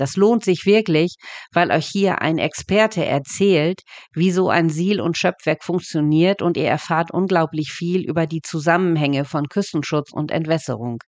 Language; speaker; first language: German; native; German